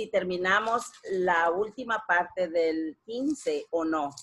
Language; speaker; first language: Spanish; native; Spanish